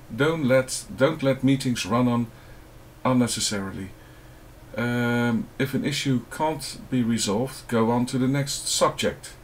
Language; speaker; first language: English; non-native, fluent; Dutch